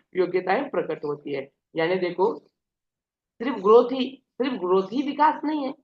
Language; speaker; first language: Hindi; non-native, local second language; Marathi